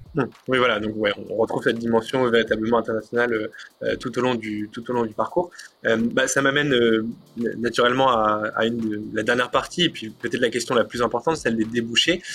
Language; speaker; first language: French; native; French